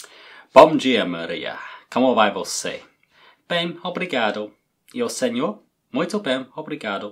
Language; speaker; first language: Portuguese; non-native, learner; English